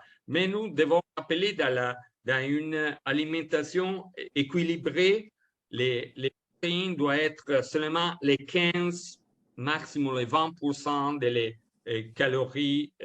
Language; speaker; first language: French; non-native, learner; Italian